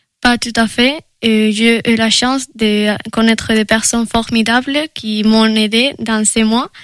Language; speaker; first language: French; non-native, fluent; Spanish